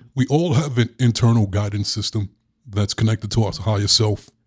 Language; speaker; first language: English; native; English